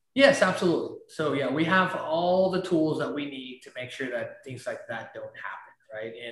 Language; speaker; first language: English; non-native, fluent; Spanish